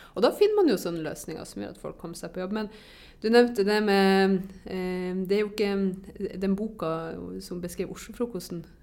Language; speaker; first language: Norwegian; native; Norwegian